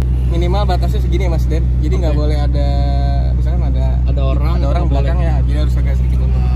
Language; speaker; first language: Indonesian; native; Indonesian